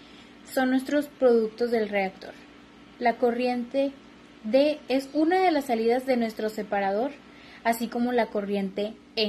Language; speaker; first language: Spanish; native; Spanish